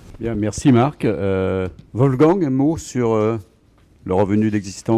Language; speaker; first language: French; native; French